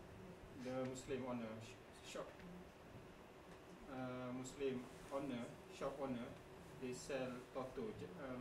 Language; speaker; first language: English; non-native, learner; Malay